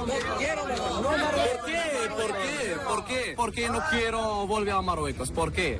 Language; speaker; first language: Spanish; non-native, learner; Arabic